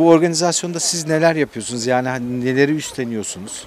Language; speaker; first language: Turkish; native; Turkish